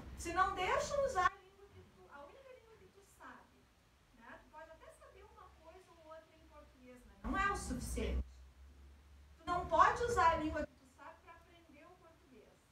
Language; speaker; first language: Portuguese; native; Portuguese